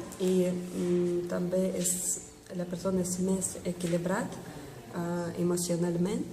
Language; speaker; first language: Catalan; non-native, learner; Estonian